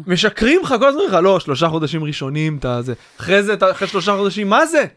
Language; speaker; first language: Hebrew; native; Hebrew